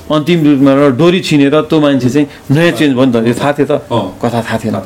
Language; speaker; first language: Nepali; native; Nepali